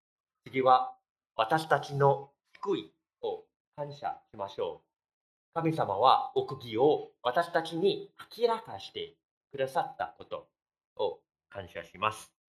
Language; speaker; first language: Japanese; non-native, fluent; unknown